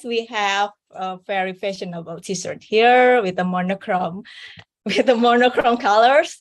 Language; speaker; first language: English; non-native, fluent; Indonesian